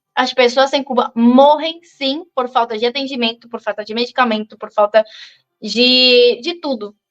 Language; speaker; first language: Portuguese; non-native, fluent; Spanish